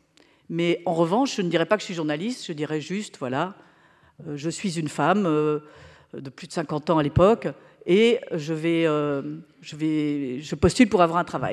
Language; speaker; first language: French; native; French